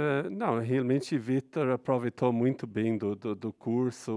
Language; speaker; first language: Portuguese; non-native, fluent; English